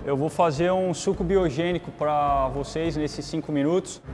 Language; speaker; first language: Portuguese; native; Portuguese